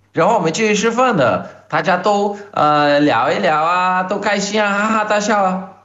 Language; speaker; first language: Chinese; non-native, fluent; Portuguese